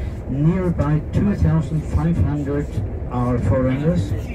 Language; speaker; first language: English; non-native, fluent; German